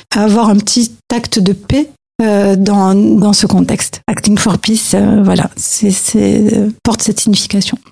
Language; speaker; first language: French; native; French